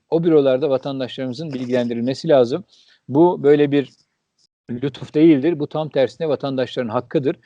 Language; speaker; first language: Turkish; early bilingual, heritage; Turkish